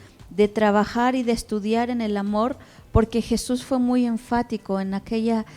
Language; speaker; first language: Spanish; native; Spanish